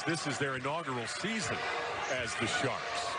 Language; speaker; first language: English; native; English